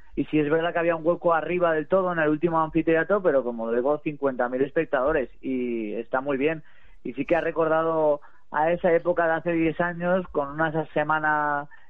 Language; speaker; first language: Spanish; native; Spanish